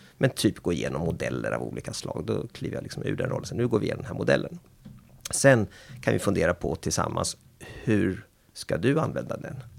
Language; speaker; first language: Swedish; native; Swedish